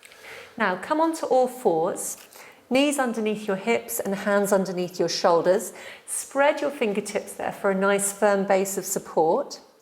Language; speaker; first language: English; native; English